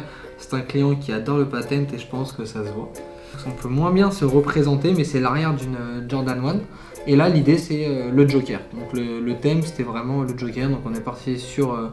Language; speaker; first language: French; native; French